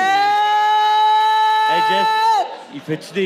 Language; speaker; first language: French; native; French